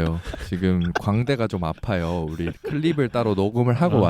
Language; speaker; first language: Korean; native; Korean